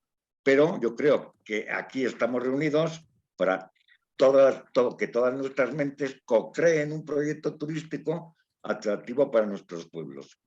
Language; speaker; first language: Spanish; native; Spanish